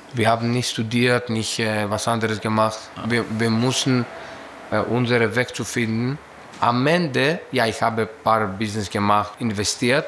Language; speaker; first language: German; non-native, learner; Greek